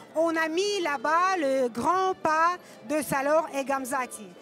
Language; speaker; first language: French; non-native, fluent; Russian